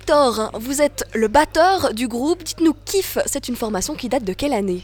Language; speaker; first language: French; native; French